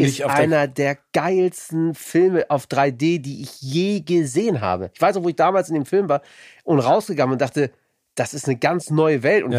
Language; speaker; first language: German; native; German